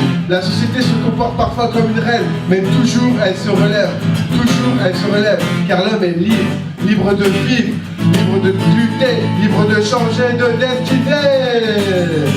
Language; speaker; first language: French; native; French